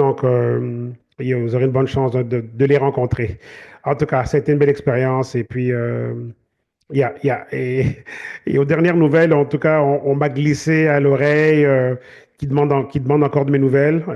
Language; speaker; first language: French; native; French